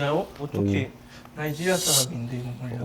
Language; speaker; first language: Korean; non-native, fluent; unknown